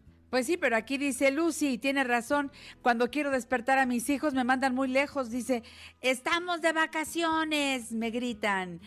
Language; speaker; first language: Spanish; native; Spanish